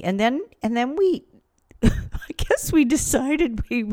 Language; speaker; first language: English; native; English